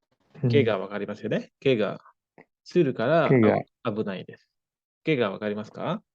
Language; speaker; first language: Japanese; non-native, fluent; Indonesian